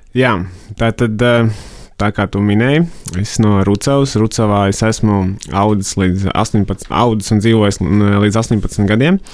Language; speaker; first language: Latvian; native; Latvian